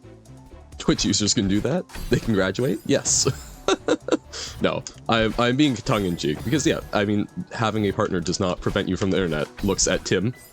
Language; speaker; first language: English; native; English